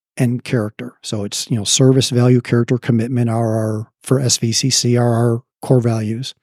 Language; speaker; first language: English; native; English